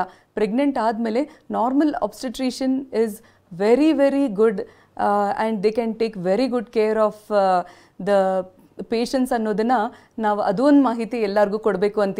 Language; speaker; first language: Kannada; native; Kannada